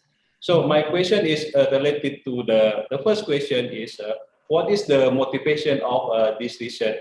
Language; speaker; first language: English; non-native, fluent; Indonesian